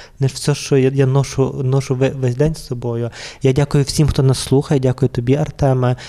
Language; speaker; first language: Ukrainian; native; Ukrainian